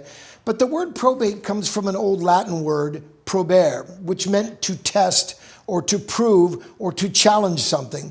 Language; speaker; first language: English; native; English